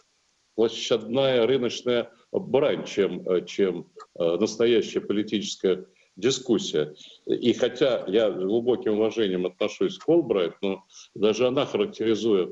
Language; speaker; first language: Russian; native; Russian